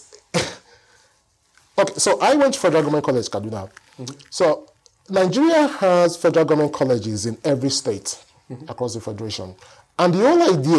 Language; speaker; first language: English; non-native, local second language; Yoruba